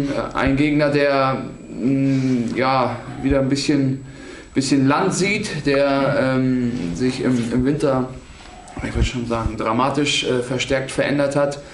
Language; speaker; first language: German; native; German